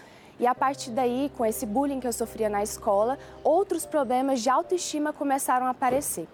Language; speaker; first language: Portuguese; early bilingual, other home language; Chinese